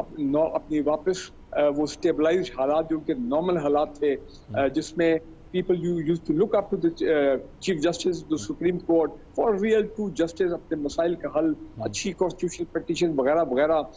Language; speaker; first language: Urdu; native; Urdu